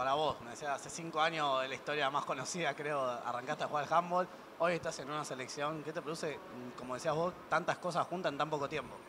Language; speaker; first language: Spanish; native; Spanish